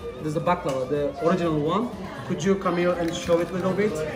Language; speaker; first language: English; non-native, learner; Turkish